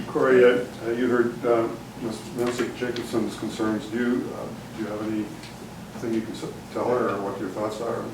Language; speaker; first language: English; native; English